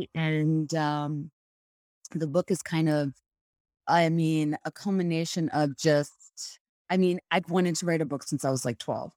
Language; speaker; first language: English; non-native, local second language; Bangla